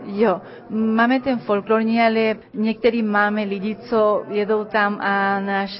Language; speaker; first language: Czech; early bilingual, heritage; Czech